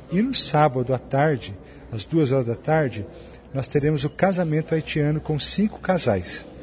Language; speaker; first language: Portuguese; native; Portuguese